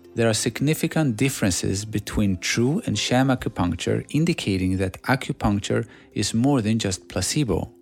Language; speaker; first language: English; non-native, fluent; Swedish